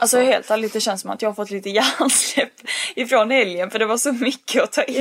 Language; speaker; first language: Swedish; early bilingual, other home language; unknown